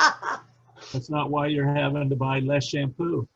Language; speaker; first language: English; native; English